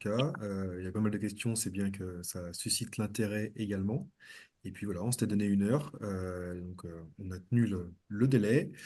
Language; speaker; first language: French; native; French